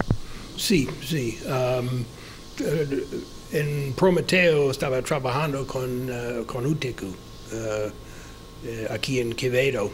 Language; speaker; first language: Spanish; non-native, fluent; English